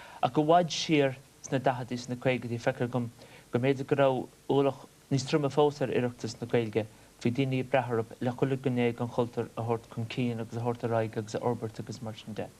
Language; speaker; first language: Irish; native; Irish